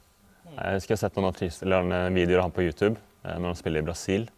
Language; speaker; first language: Norwegian; native; Norwegian